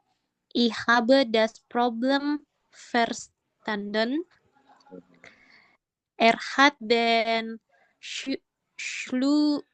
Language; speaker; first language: German; non-native, learner; Indonesian